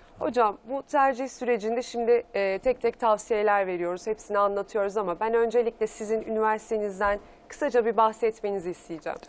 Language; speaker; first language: Turkish; native; Turkish